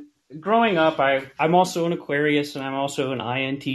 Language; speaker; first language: English; native; English